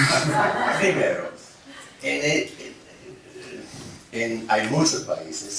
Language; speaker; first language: Spanish; non-native, fluent; English